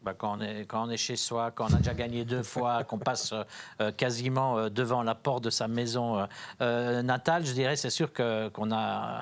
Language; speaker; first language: French; native; French